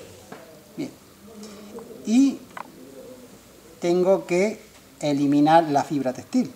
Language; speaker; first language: Spanish; native; Spanish